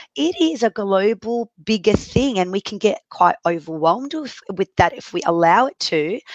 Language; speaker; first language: English; early bilingual, other home language; Arabic